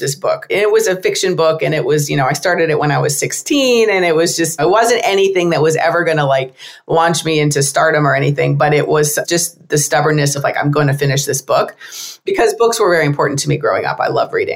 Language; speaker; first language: English; native; English